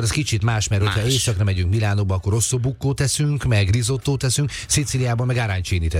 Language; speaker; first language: Hungarian; native; Hungarian